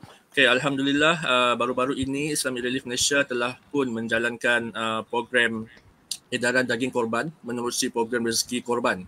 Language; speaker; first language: Malay; native; Malay